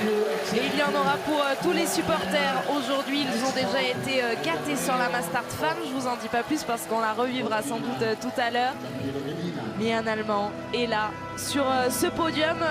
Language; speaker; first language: French; native; French